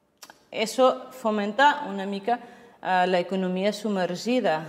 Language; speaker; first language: Catalan; non-native, fluent; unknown